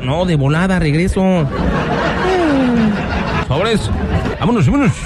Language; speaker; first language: Spanish; native; Spanish